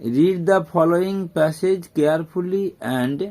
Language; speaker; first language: English; non-native, local second language; Bangla